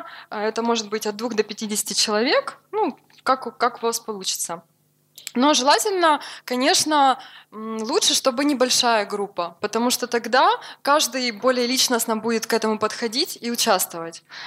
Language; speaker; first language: Russian; native; Russian